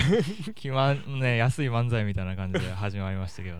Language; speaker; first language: Japanese; native; Japanese